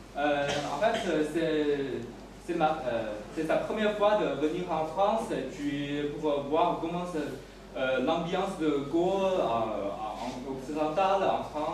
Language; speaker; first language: French; non-native, fluent; Chinese